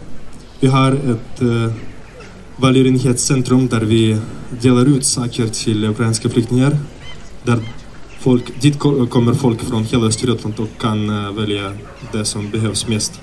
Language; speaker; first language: Swedish; non-native, fluent; Ukrainian